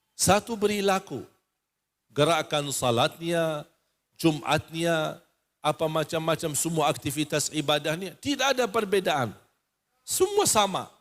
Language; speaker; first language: Indonesian; non-native, fluent; Arabic